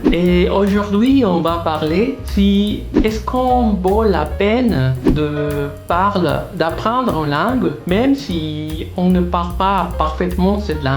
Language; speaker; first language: French; non-native, learner; Spanish